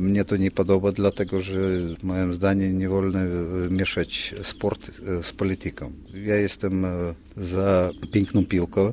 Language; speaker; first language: Polish; non-native, fluent; Russian